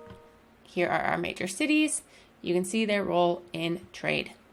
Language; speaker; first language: English; native; English